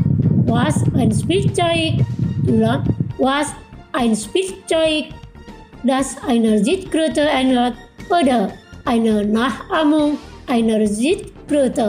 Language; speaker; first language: German; non-native, fluent; Indonesian